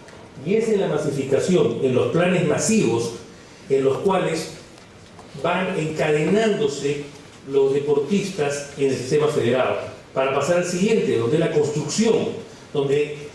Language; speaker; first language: Spanish; native; Spanish